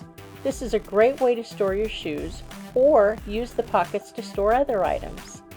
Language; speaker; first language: English; native; English